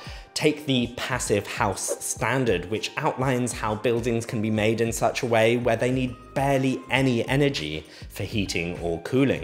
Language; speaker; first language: English; native; English